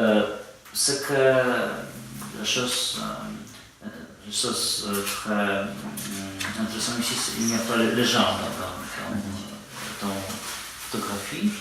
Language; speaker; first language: French; non-native, fluent; Polish